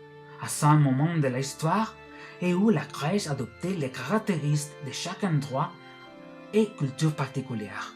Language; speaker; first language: French; non-native, learner; Catalan